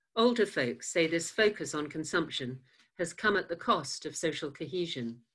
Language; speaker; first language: English; native; English